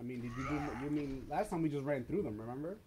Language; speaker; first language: English; native; English